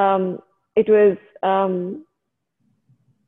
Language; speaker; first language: English; native; English